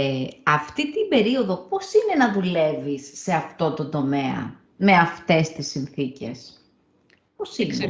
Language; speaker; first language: Greek; native; Greek